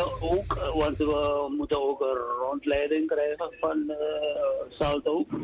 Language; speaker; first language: Dutch; native; Dutch